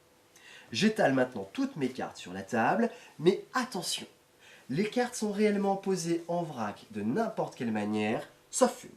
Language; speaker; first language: French; native; French